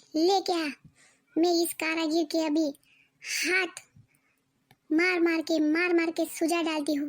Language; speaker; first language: Hindi; non-native, local second language; Marathi